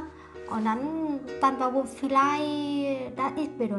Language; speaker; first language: German; non-native, learner; Vietnamese